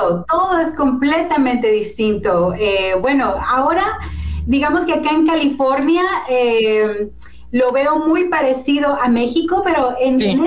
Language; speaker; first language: Spanish; native; Spanish